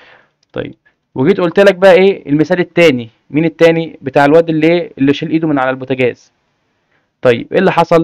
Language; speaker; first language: Arabic; native; Arabic